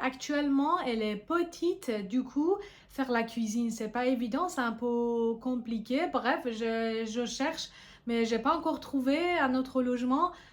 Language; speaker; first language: French; non-native, fluent; Persian